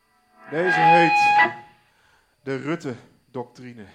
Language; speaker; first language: Dutch; native; Dutch